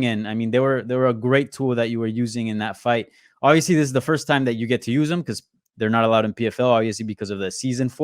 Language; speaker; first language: English; native; English